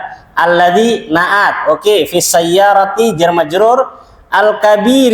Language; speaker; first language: Arabic; non-native, fluent; Indonesian